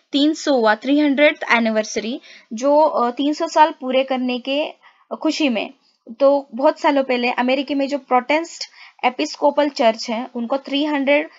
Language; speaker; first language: Hindi; non-native, local second language; Marathi